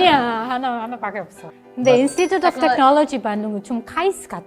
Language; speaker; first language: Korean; non-native, fluent; Indonesian